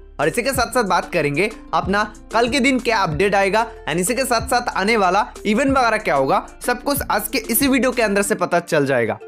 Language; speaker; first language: Hindi; non-native, local second language; Bangla